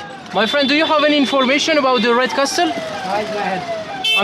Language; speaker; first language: English; non-native, learner; French